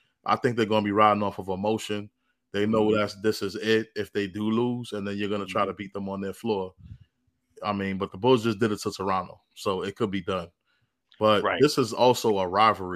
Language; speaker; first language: English; native; English